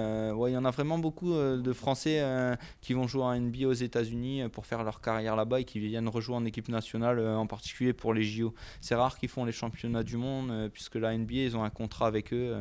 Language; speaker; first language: French; native; French